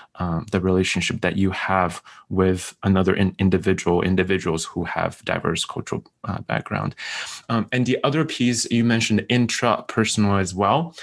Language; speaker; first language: English; non-native, fluent; Chinese